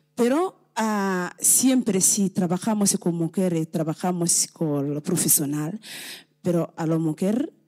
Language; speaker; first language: Spanish; non-native, learner; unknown